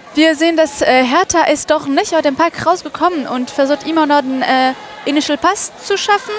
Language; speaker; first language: German; non-native, fluent; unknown